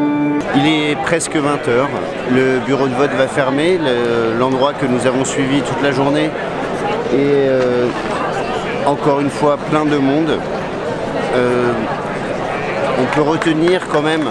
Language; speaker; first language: French; native; French